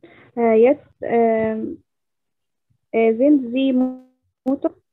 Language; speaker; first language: German; non-native, learner; Arabic